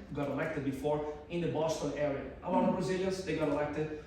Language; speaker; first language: English; non-native, fluent; Portuguese